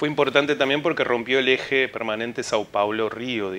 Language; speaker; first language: Spanish; native; Spanish